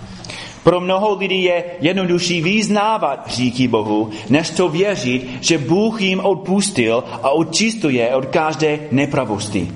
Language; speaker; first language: Czech; non-native, fluent; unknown